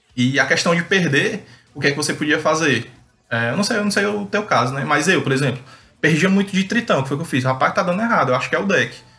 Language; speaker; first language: Portuguese; native; Portuguese